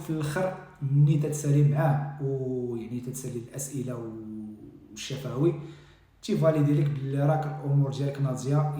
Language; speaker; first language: Arabic; native; Arabic